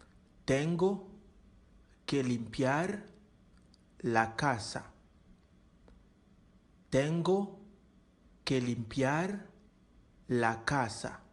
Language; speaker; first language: Spanish; non-native, learner; Haitian Creole